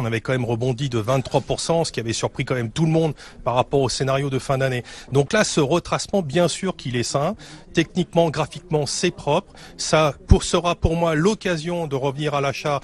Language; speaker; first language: French; native; French